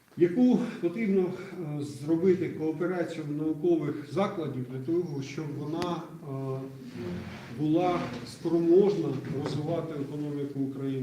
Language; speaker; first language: Ukrainian; non-native, local second language; Russian